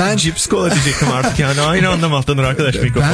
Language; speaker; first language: Turkish; native; Turkish